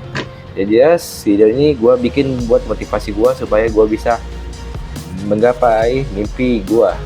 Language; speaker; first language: Indonesian; native; Indonesian